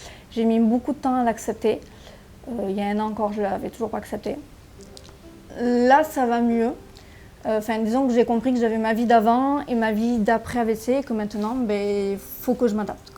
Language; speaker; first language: French; native; French